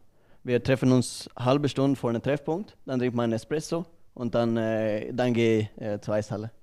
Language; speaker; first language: German; non-native, learner; Swedish